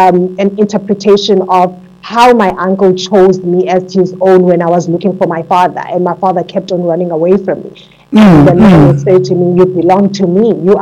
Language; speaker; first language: English; non-native, local second language; Xhosa